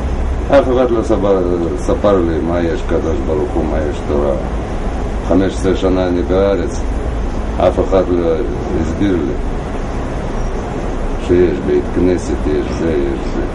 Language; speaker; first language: Hebrew; non-native, learner; Russian